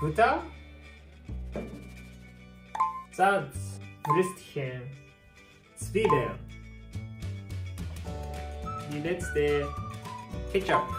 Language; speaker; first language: German; non-native, learner; Japanese